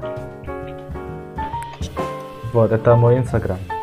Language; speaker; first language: Russian; non-native, learner; Indonesian